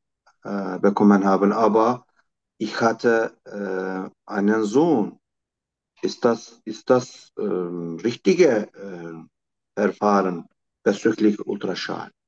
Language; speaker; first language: German; non-native, learner; Turkish